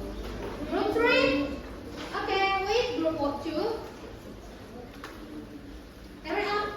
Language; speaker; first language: English; non-native, learner; Indonesian